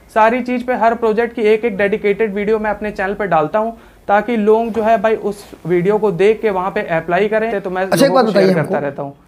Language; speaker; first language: Hindi; native; Hindi